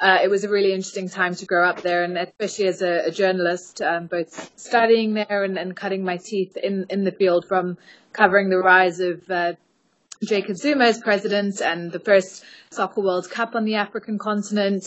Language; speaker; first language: English; native; English